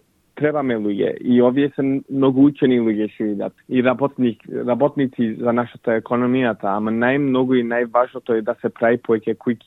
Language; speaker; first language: Macedonian; early bilingual, heritage; English